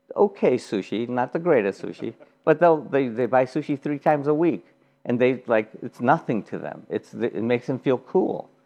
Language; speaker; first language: English; early bilingual, other home language; Japanese